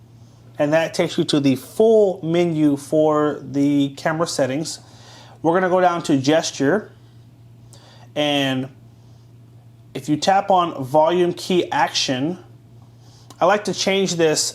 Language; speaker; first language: English; native; English